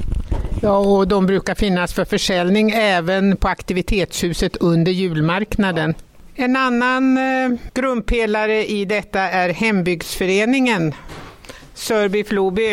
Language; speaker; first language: Swedish; native; Swedish